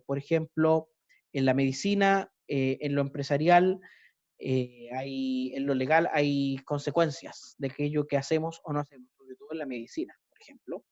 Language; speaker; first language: Spanish; native; Spanish